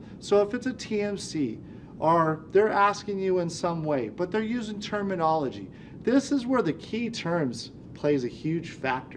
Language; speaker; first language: English; native; English